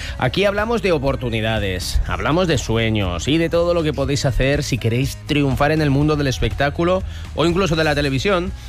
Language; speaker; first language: Spanish; native; Spanish